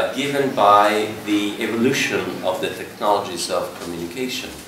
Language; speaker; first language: English; non-native, fluent; Italian